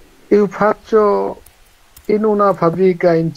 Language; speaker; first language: Italian; non-native, learner; Bangla